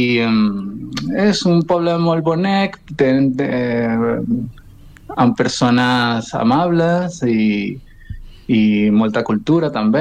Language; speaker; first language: Catalan; non-native, learner; Spanish